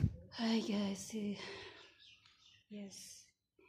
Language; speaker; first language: English; non-native, learner; Filipino